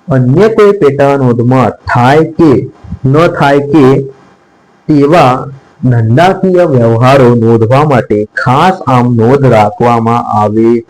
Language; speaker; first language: Gujarati; native; Gujarati